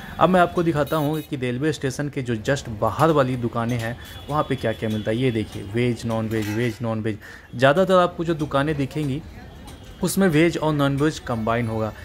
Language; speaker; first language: Hindi; native; Hindi